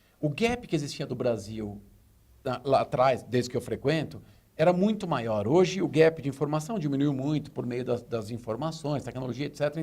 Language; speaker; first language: Portuguese; native; Portuguese